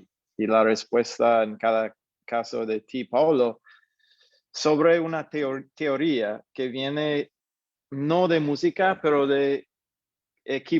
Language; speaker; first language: Spanish; non-native, fluent; English